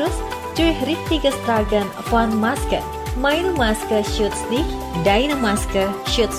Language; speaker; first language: German; non-native, fluent; Indonesian